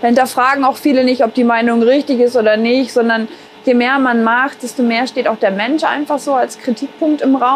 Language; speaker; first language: German; native; German